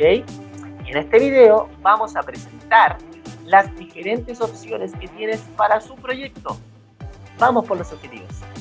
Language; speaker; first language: Spanish; native; Spanish